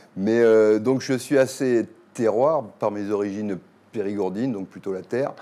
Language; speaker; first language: French; native; French